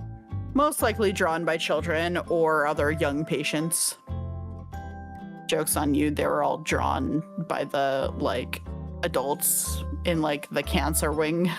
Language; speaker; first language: English; native; English